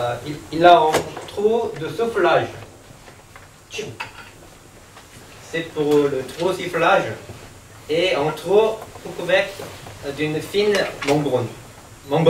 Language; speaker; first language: French; non-native, learner; Korean